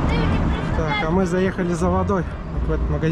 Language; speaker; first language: Russian; native; Russian